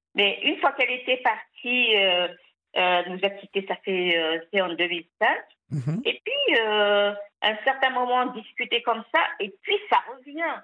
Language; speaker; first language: French; non-native, local second language; Kabyle